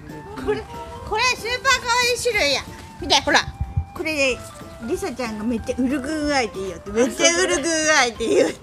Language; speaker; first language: Japanese; native; Japanese